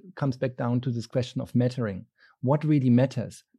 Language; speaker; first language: English; non-native, fluent; German